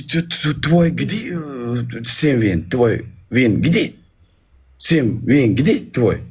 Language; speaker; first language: Russian; non-native, learner; Uzbek